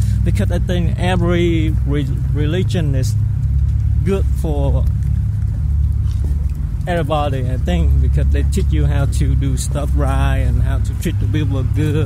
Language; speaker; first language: English; non-native, learner; Vietnamese